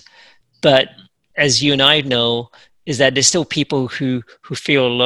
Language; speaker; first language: English; native; English